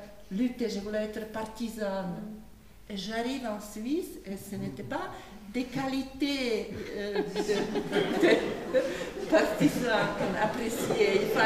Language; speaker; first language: French; non-native, fluent; Slovak